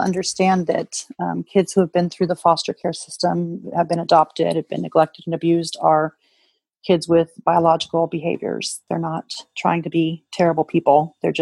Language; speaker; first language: English; native; English